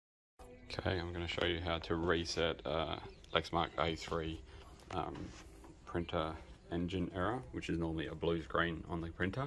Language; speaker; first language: English; native; English